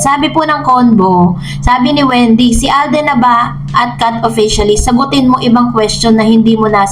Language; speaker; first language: Filipino; native; Filipino